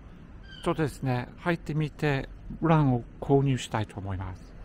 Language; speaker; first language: Japanese; non-native, fluent; English